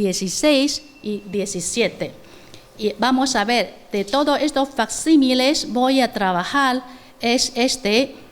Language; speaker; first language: Spanish; non-native, fluent; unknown